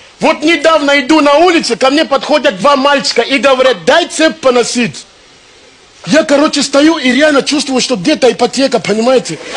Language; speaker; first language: Russian; non-native, fluent; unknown